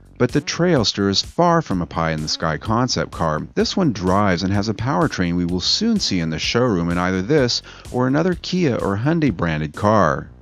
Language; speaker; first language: English; native; English